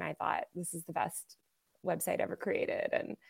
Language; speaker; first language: English; native; English